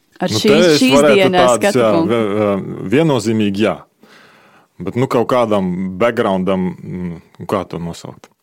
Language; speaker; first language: Latvian; non-native, local second language; Russian